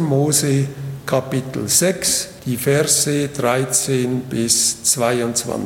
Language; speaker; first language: German; native; German